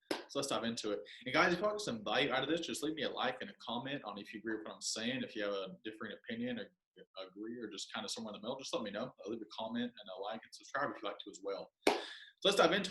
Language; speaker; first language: English; native; English